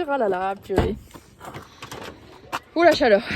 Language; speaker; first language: French; native; French